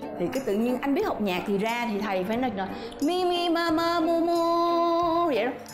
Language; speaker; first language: Vietnamese; native; Vietnamese